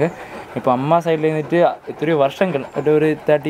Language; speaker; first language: Tamil; native; Tamil